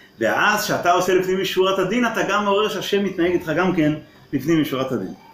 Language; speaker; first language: Hebrew; non-native, local second language; Yiddish